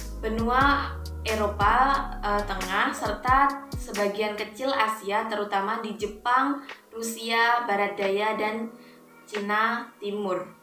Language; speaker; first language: Indonesian; native; Indonesian